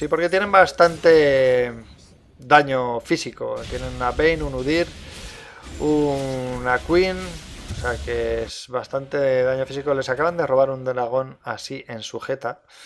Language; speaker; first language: Spanish; native; Spanish